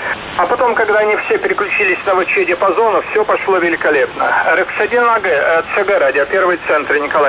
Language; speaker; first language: Russian; native; Russian